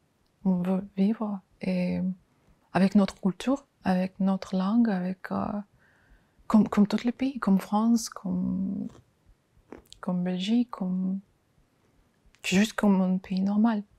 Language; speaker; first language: French; non-native, fluent; Ukrainian